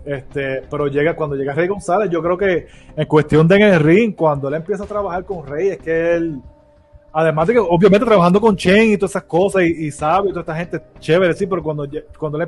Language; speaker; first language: Spanish; native; Spanish